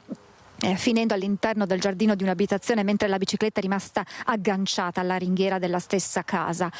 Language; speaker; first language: Italian; native; Italian